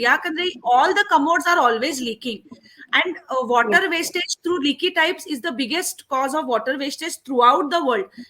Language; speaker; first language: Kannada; non-native, local second language; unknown